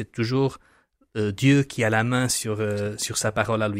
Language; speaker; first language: French; non-native, fluent; Portuguese